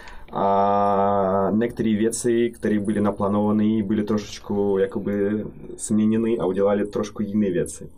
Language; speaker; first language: Czech; non-native, fluent; Russian